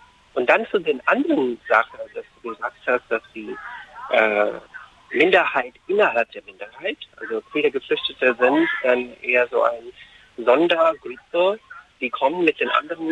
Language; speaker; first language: German; non-native, fluent; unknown